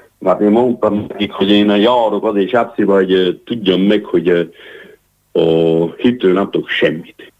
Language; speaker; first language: Hungarian; native; Hungarian